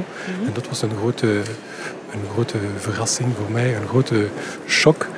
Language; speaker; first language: Dutch; non-native, local second language; French